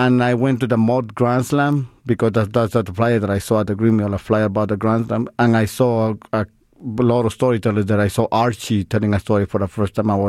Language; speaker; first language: English; non-native, fluent; Spanish